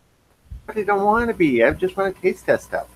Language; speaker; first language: English; native; English